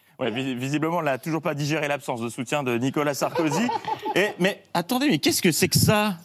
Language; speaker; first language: French; native; French